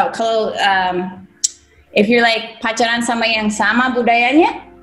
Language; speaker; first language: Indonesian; non-native, fluent; English